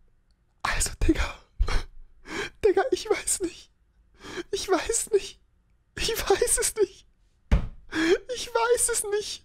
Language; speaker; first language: German; native; German